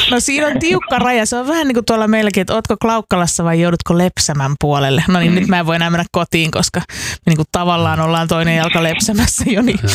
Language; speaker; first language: Finnish; native; Finnish